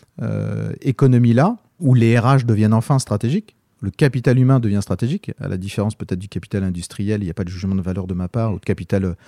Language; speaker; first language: French; native; French